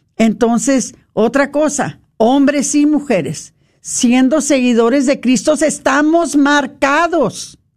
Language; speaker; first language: Spanish; non-native, fluent; English